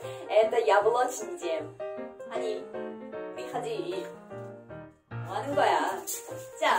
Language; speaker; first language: Russian; non-native, learner; Korean